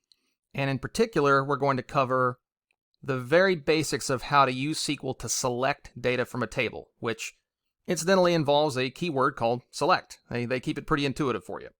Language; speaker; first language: English; native; English